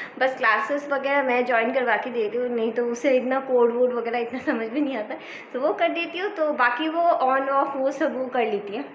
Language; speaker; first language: Hindi; non-native, local second language; Bangla